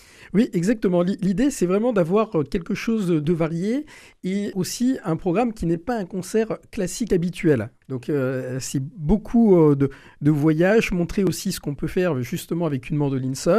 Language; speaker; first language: French; native; French